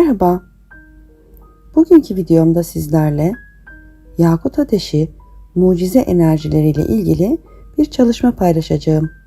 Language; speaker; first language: Turkish; native; Turkish